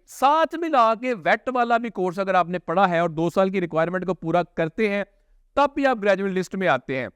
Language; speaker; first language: Urdu; non-native, local second language; Punjabi